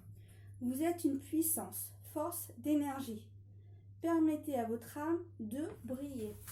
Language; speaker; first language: French; native; French